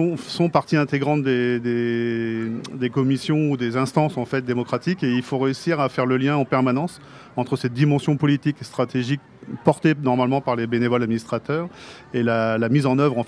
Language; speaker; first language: French; native; French